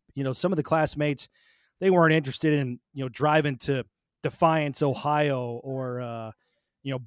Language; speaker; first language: English; native; English